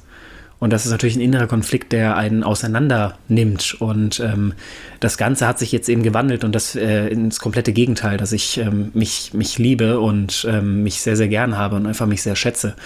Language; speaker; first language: German; native; German